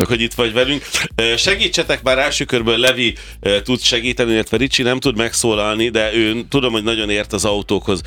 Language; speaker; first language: Hungarian; native; Hungarian